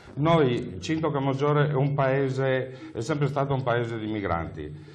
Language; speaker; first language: Italian; native; Italian